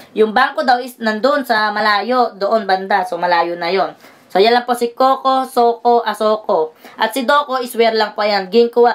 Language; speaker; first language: Filipino; native; Filipino